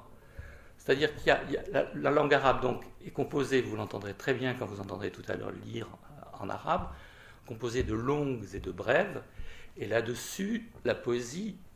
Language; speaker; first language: French; native; French